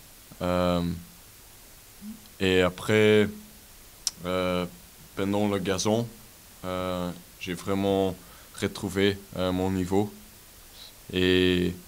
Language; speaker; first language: French; non-native, local second language; Dutch